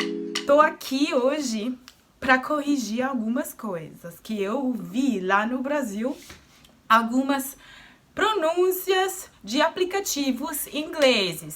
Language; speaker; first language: Portuguese; non-native, fluent; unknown